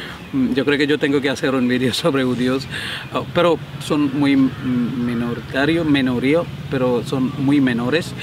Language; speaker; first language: Spanish; non-native, learner; Malayalam